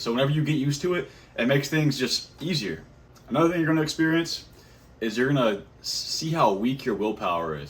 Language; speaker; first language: English; native; English